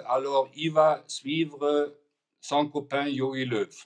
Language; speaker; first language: French; non-native, fluent; German